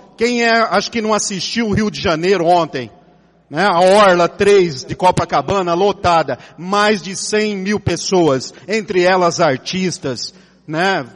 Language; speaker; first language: Portuguese; native; Portuguese